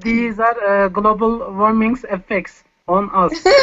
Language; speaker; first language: English; non-native, learner; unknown